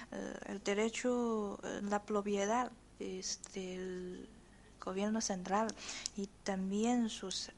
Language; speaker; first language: Spanish; non-native, fluent; Chinese